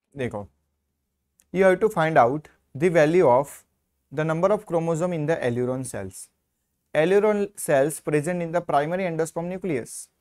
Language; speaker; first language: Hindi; non-native, local second language; Gujarati